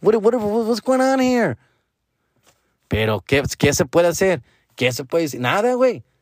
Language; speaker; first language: Spanish; early bilingual, heritage; Spanish